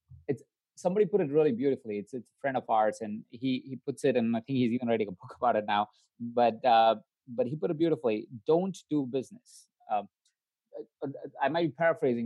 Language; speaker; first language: English; non-native, local second language; Hindi